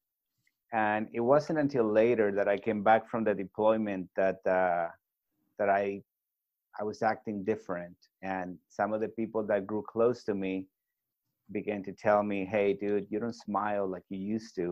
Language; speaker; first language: English; non-native, fluent; Spanish